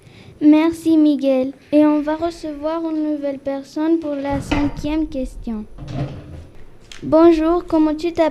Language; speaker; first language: French; early bilingual, heritage; French